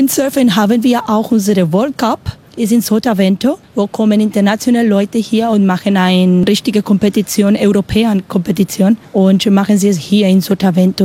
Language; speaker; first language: German; non-native, learner; Spanish